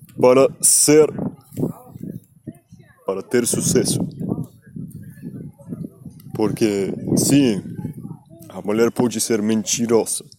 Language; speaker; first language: Portuguese; non-native, learner; Spanish